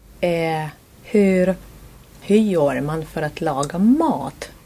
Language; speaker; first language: Swedish; non-native, learner; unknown